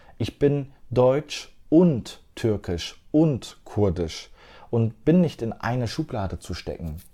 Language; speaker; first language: German; early bilingual, other home language; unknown